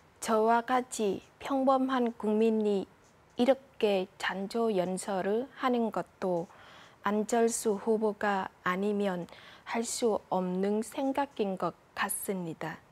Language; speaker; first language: Korean; non-native, fluent; Vietnamese